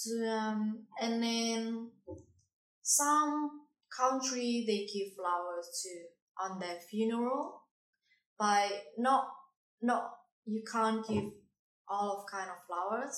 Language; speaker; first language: English; non-native, fluent; Indonesian